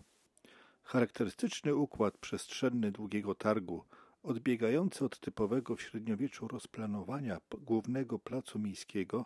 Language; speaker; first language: Polish; native; Polish